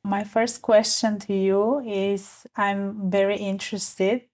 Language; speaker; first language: English; non-native, fluent; Bulgarian